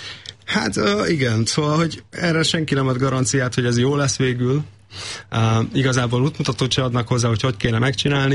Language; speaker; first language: Hungarian; native; Hungarian